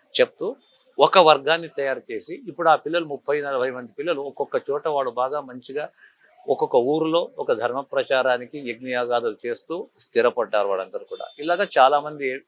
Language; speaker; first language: Telugu; native; Telugu